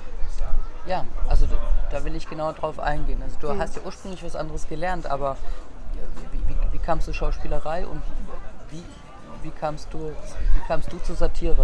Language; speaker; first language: German; native; German